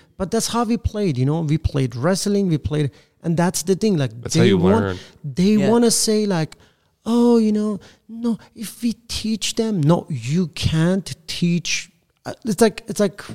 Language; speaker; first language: English; non-native, fluent; Persian